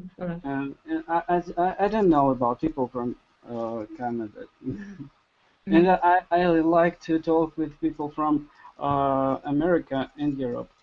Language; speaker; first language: English; non-native, learner; Russian